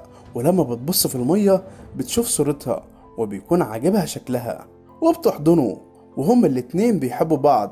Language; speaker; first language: Arabic; native; Arabic